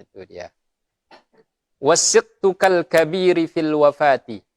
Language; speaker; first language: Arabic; non-native, fluent; Indonesian